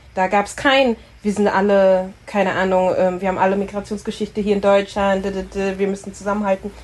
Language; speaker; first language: German; native; German